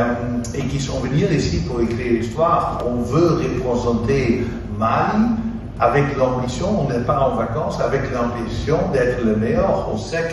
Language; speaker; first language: French; non-native, fluent; Dutch